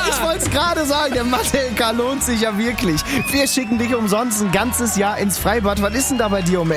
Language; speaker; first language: German; native; German